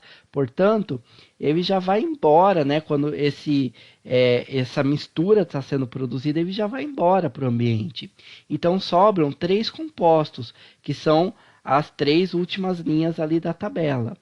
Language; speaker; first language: Portuguese; native; Portuguese